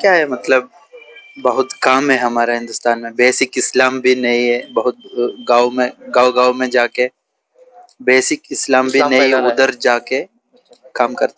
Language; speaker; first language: Hindi; non-native, local second language; Malayalam